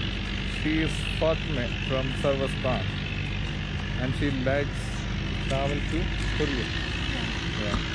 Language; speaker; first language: English; non-native, local second language; Malayalam